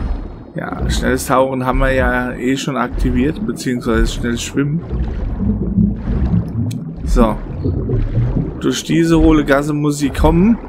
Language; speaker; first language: German; native; German